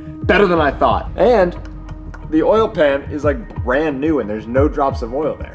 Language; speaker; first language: English; native; English